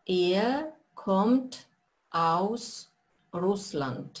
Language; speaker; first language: German; non-native, fluent; Russian